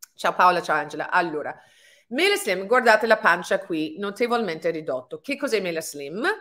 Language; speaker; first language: Italian; non-native, fluent; English